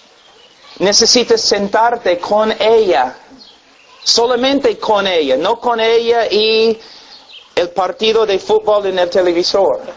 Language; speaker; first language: Spanish; non-native, fluent; English